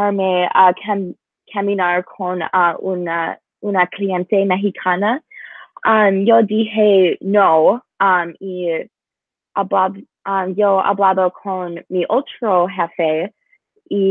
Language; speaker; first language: Spanish; non-native, learner; English